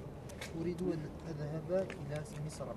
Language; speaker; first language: Arabic; non-native, learner; French